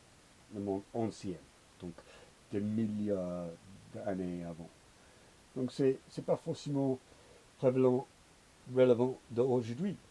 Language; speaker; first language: French; non-native, learner; English